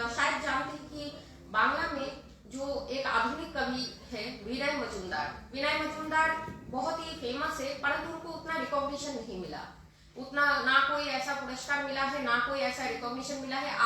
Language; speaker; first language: Hindi; non-native, local second language; Bangla